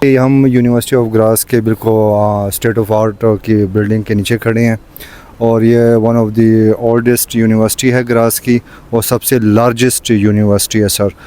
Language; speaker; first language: Urdu; non-native, local second language; Pashto